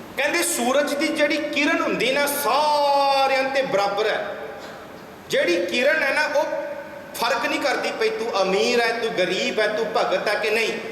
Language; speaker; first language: Punjabi; early bilingual, heritage; Punjabi